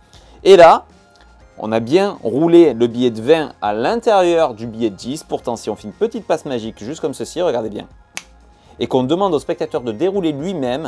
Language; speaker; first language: French; native; French